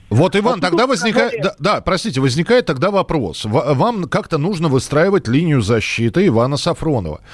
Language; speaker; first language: Russian; native; Russian